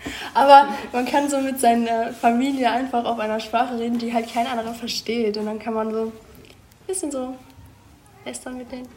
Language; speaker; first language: German; early bilingual, other home language; Greek